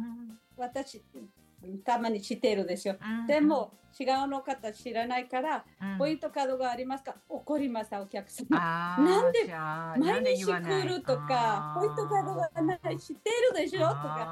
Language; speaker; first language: Japanese; non-native, learner; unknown